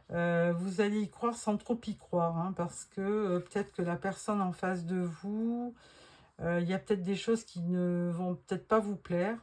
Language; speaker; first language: French; native; French